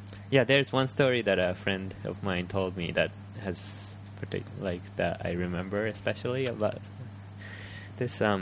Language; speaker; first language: English; early bilingual, other home language; Japanese